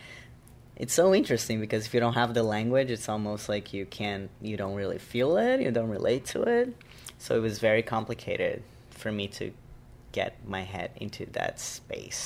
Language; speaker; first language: English; non-native, fluent; Portuguese